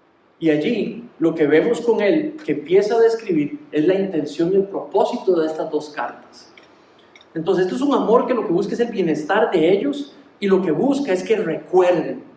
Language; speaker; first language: Spanish; native; Spanish